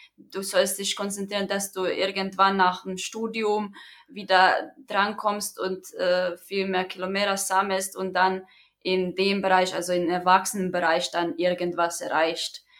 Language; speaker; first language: German; non-native, fluent; Croatian